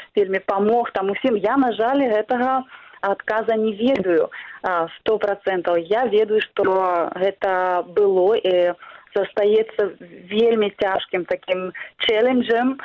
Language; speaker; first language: Belarusian; non-native, local second language; Russian